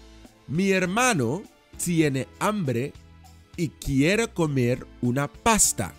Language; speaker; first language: Spanish; non-native, fluent; Dutch